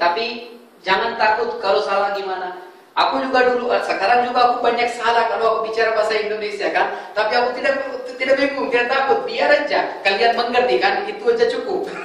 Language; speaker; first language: Indonesian; non-native, fluent; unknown